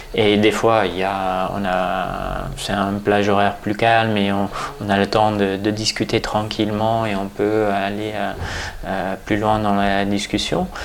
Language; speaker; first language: French; non-native, fluent; Dutch